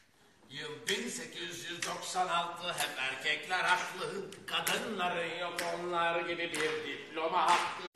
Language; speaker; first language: Turkish; native; Turkish